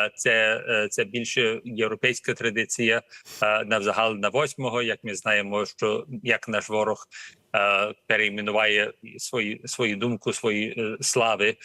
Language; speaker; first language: Ukrainian; early bilingual, heritage; Ukrainian